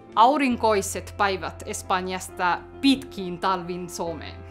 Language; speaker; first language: Finnish; non-native, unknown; Spanish